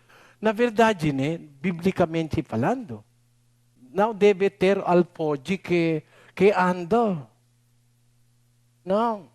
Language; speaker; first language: Portuguese; non-native, learner; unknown